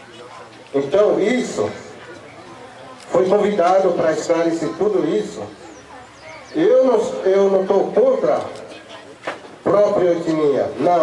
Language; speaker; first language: Portuguese; non-native, local second language; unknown